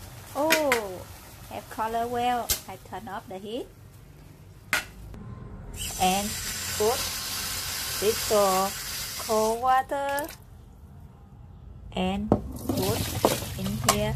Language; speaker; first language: English; non-native, learner; Vietnamese